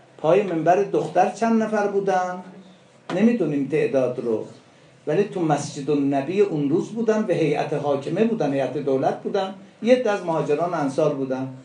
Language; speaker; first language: Persian; non-native, local second language; Azerbaijani